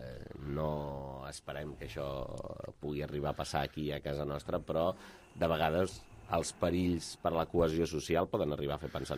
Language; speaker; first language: Catalan; native; Catalan